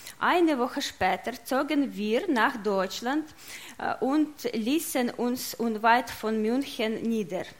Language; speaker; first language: German; non-native, learner; Russian